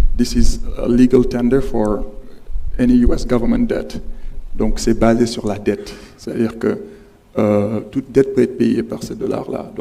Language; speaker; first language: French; non-native, local second language; Wolof